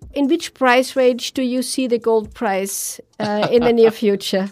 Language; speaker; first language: English; non-native, fluent; German